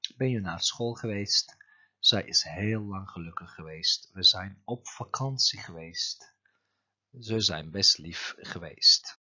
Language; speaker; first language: Dutch; non-native, fluent; Turkish